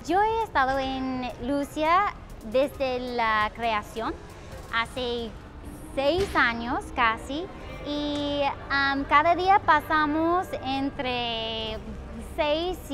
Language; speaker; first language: Spanish; non-native, fluent; English